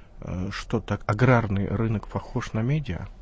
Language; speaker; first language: Russian; native; Russian